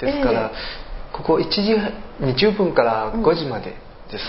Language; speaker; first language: Japanese; non-native, learner; Chinese